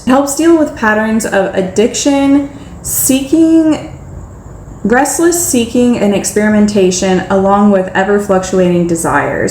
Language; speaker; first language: English; native; English